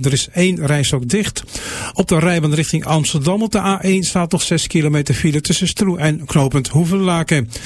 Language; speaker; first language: Dutch; native; Dutch